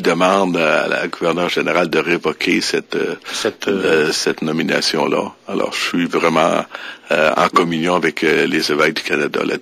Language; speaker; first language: French; native; French